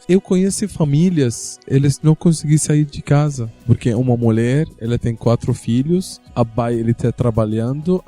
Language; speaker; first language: Portuguese; non-native, learner; Arabic